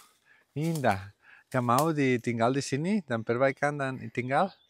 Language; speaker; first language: Indonesian; non-native, learner; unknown